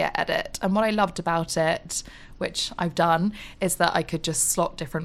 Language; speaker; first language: English; native; English